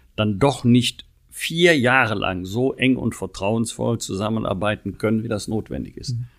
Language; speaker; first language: German; native; German